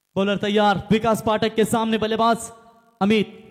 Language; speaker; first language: Hindi; non-native, local second language; Marathi